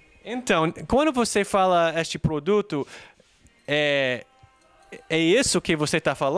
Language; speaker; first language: Portuguese; non-native, fluent; English